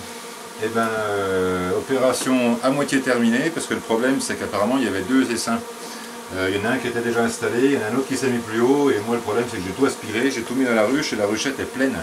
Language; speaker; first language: French; native; French